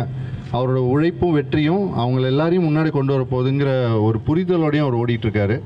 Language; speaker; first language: Tamil; native; Tamil